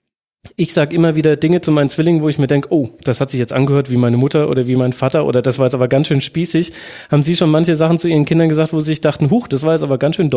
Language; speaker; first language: German; native; German